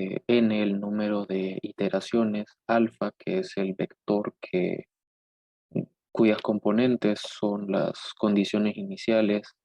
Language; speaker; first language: Spanish; native; Spanish